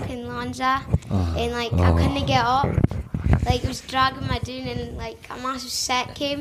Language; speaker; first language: English; native; English